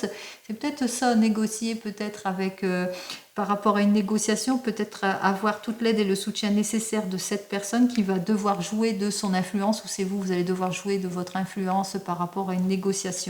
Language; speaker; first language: French; native; French